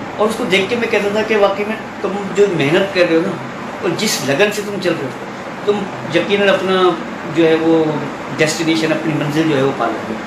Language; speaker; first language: Urdu; native; Urdu